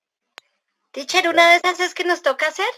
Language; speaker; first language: Spanish; native; Spanish